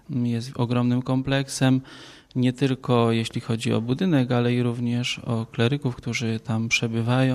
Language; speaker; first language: Polish; native; Polish